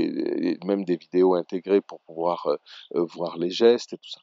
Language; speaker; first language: French; native; French